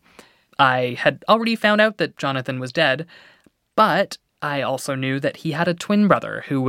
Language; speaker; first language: English; native; English